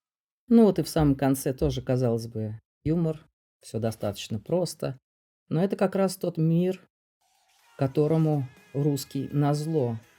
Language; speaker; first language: Russian; native; Russian